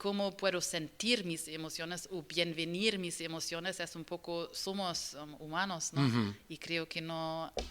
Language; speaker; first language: Spanish; non-native, learner; German